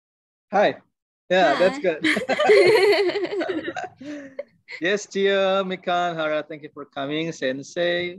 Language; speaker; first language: English; non-native, learner; Indonesian